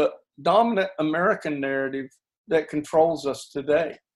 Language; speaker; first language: English; native; English